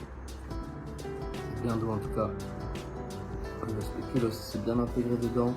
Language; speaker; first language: French; native; French